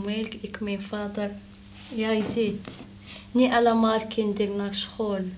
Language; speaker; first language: Dutch; non-native, learner; Arabic